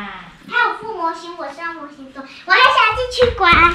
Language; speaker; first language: Chinese; native; Chinese